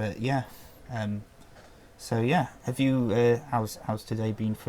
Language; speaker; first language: English; native; English